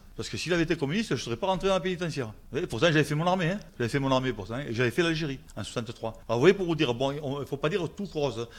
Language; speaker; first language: French; native; French